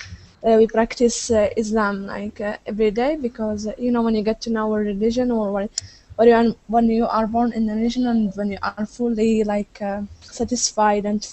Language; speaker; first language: English; non-native, fluent; Arabic